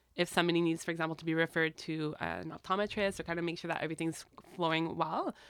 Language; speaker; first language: English; native; English